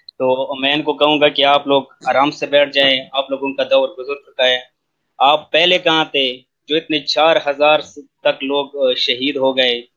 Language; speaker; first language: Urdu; non-native, local second language; Pashto